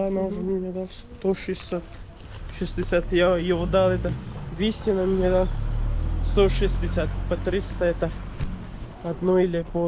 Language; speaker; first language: Russian; non-native, learner; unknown